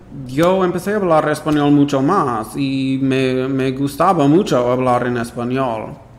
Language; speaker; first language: Spanish; non-native, fluent; English